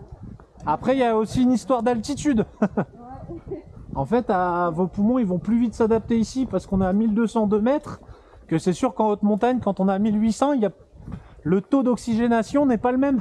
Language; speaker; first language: French; native; French